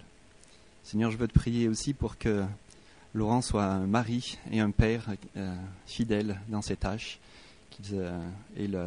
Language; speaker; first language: French; native; French